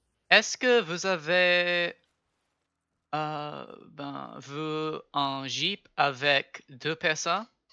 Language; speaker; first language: French; non-native, learner; English